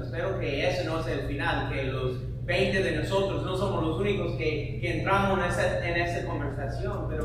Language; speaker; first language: Spanish; non-native, fluent; English